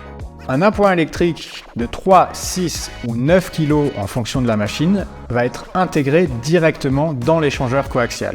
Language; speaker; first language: French; native; French